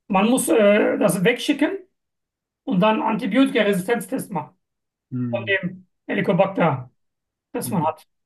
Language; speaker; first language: German; non-native, fluent; Turkish